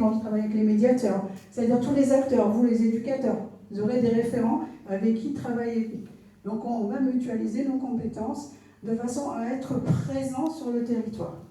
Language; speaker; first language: French; native; French